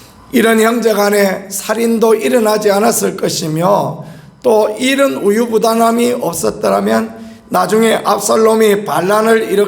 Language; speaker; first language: Korean; native; Korean